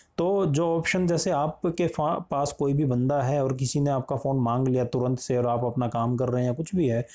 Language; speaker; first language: Hindi; native; Hindi